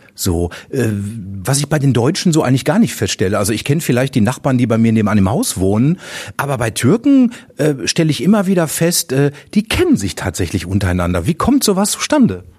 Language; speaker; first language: German; native; German